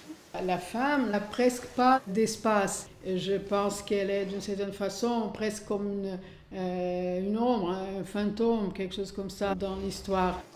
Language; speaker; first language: French; non-native, fluent; Portuguese